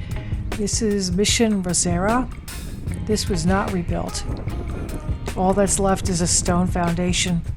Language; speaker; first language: English; native; English